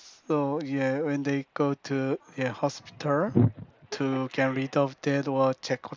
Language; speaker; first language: English; non-native, learner; Korean